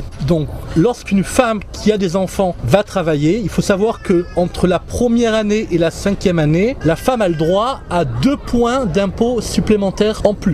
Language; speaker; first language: French; native; French